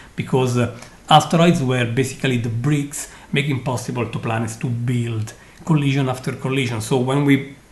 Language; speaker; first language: English; non-native, fluent; Italian